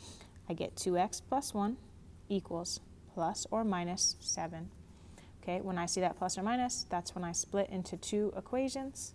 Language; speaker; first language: English; native; English